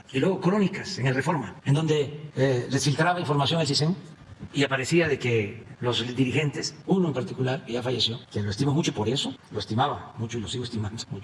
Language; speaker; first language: Spanish; native; Spanish